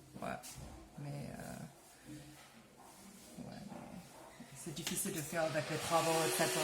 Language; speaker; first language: French; non-native, learner; English